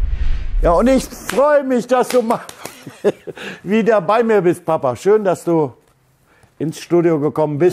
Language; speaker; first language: German; native; German